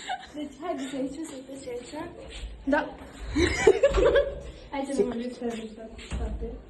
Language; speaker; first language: Romanian; early bilingual, heritage; Romanian